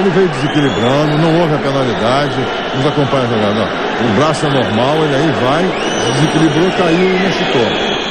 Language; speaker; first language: Portuguese; native; Portuguese